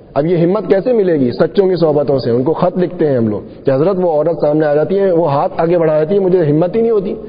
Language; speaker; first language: Urdu; non-native, local second language; Sindhi